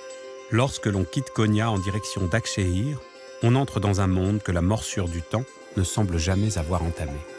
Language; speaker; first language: French; native; French